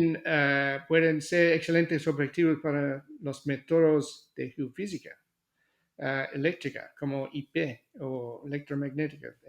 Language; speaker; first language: Spanish; non-native, fluent; English